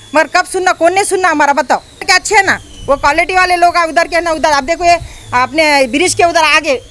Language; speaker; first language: Hindi; non-native, local second language; Urdu